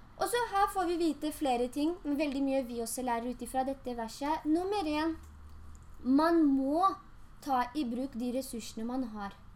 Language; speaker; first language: Norwegian; early bilingual, other home language; Urdu